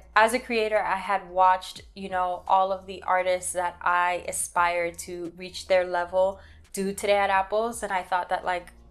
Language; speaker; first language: English; native; English